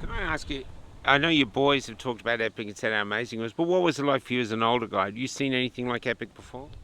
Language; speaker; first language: English; native; English